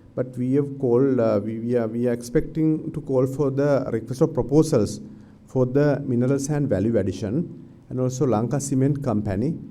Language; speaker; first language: English; non-native, local second language; Sinhala